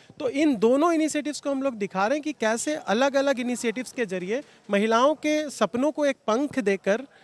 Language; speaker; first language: Hindi; native; Hindi